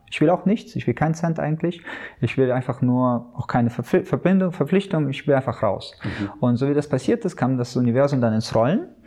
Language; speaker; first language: German; early bilingual, other home language; Russian